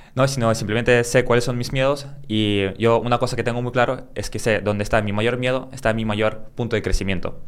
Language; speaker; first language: Spanish; early bilingual, other home language; Russian